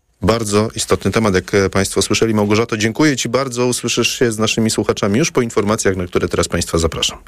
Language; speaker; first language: Polish; native; Polish